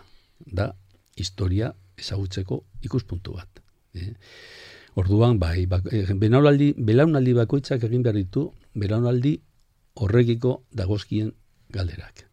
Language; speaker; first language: Basque; non-native, local second language; Spanish